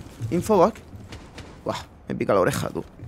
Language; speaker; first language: Spanish; native; Spanish